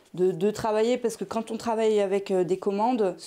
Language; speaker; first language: French; native; French